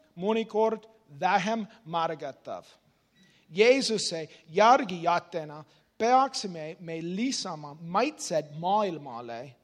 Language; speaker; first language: Estonian; non-native, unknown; English